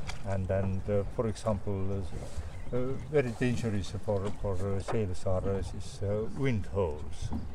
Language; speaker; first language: English; non-native, learner; Estonian